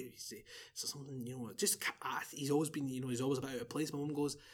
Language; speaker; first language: English; native; English